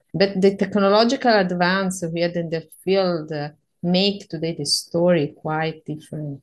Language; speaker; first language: English; non-native, fluent; Italian